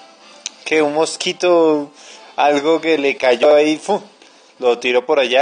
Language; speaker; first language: Spanish; native; Spanish